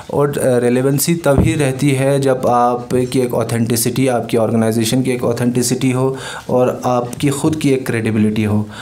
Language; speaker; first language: Hindi; non-native, local second language; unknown